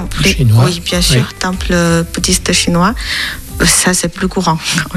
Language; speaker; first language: French; non-native, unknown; Chinese